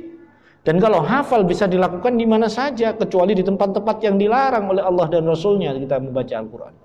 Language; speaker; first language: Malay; non-native, local second language; Javanese